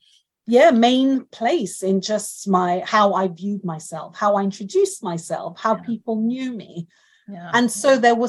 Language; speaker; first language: English; non-native, local second language; Yoruba